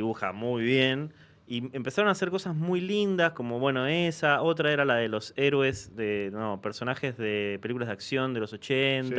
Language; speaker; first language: Spanish; native; Spanish